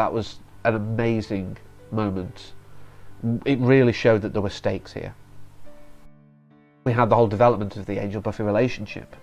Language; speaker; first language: English; native; English